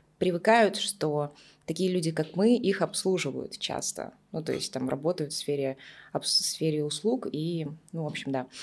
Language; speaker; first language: Russian; native; Russian